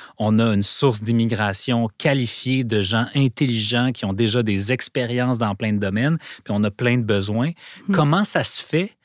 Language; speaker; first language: French; native; French